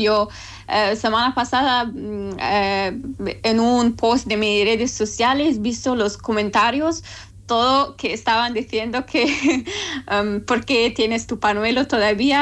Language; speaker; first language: Spanish; non-native, learner; Persian